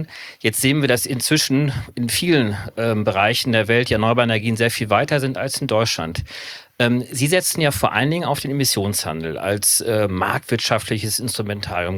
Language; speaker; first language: German; native; German